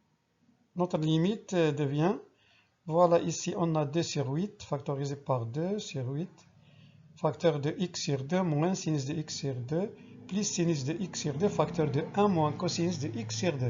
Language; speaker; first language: French; non-native, local second language; Arabic